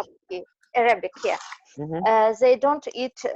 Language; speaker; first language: English; non-native, learner; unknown